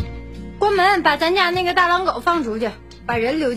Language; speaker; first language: Chinese; native; Chinese